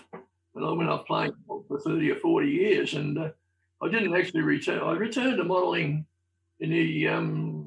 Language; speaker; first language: English; native; English